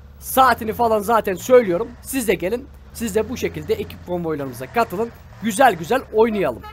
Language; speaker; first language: Turkish; native; Turkish